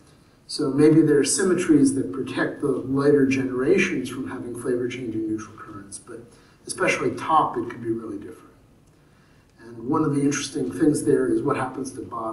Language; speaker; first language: English; native; English